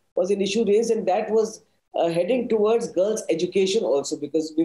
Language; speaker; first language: English; non-native, local second language; Hindi